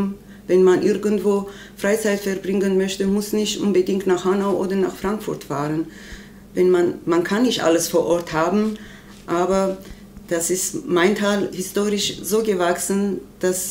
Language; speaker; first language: German; non-native, learner; Armenian